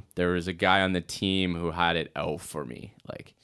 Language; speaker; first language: English; native; English